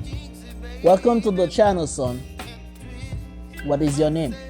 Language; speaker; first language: English; non-native, fluent; Haitian Creole